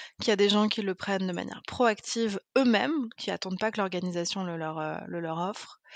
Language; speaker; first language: French; native; French